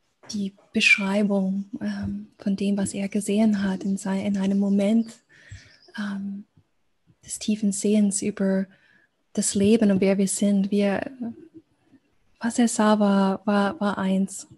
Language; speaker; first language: German; non-native, fluent; English